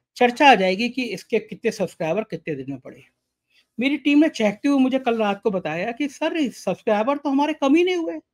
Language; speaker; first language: Hindi; native; Hindi